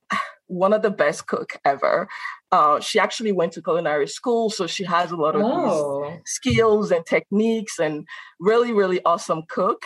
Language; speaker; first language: English; non-native, fluent; French